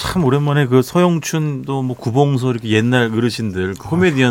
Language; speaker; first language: Korean; native; Korean